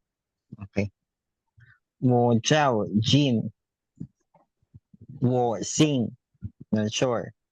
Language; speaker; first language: Chinese; non-native, learner; Filipino